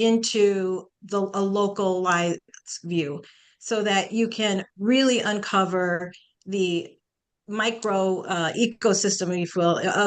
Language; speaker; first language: English; early bilingual, other home language; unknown